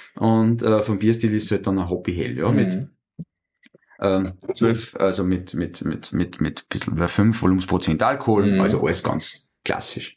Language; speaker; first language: German; native; German